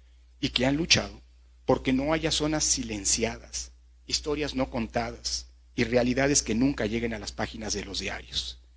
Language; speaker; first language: Spanish; native; Spanish